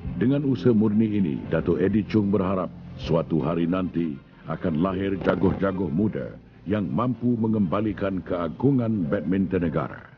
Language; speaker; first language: Malay; native; Malay